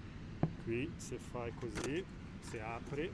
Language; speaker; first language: Italian; non-native, local second language; Spanish